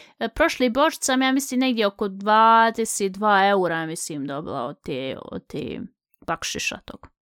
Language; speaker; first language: Bosnian; early bilingual, heritage; Bosnian